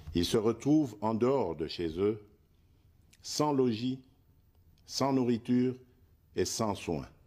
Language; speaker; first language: French; non-native, local second language; Luba-Lulua